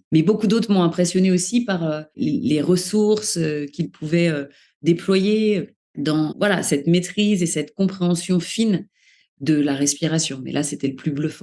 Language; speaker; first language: French; native; French